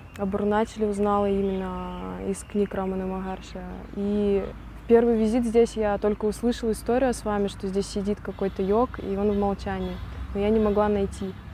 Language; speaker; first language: Russian; native; Russian